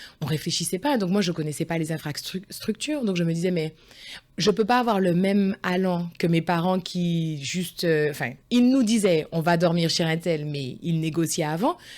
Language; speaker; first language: French; early bilingual, other home language; Guadeloupean Creole French